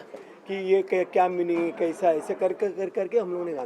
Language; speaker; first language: Hindi; native; Hindi